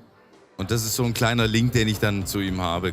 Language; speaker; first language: German; native; German